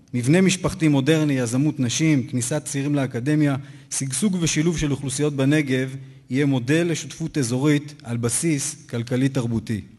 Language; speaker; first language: Hebrew; native; Hebrew